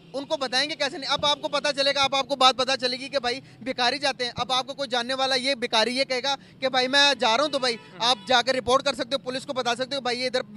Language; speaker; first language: Urdu; native; Urdu